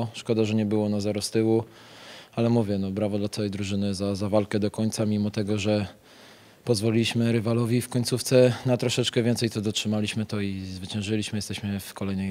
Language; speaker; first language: Polish; native; Polish